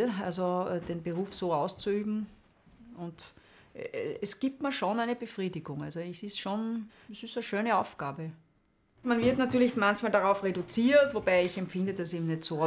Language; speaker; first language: German; native; German